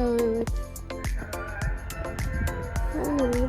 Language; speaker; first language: Turkish; non-native, fluent; Indonesian